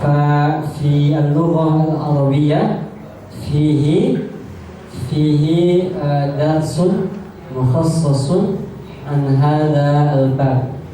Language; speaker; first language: Arabic; non-native, fluent; Indonesian